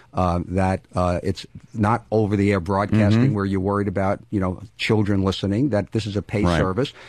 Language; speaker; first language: English; native; English